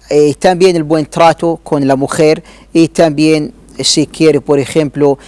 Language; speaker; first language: Spanish; non-native, learner; Arabic